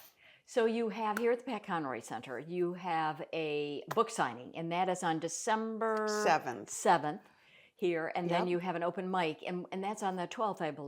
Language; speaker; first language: English; native; English